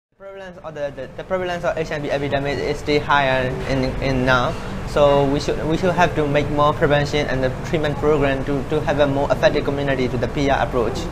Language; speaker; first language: English; non-native, learner; Burmese